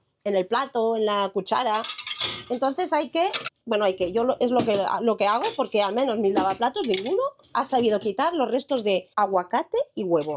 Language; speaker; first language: Spanish; native; Spanish